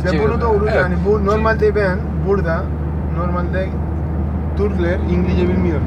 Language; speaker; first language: Turkish; non-native, learner; Spanish